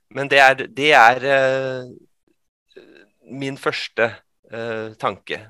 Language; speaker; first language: Norwegian; early bilingual, other home language; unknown